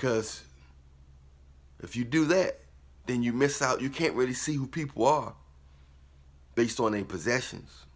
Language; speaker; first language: English; native; English